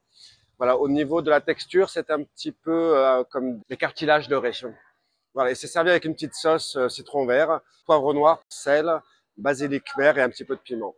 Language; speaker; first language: French; native; French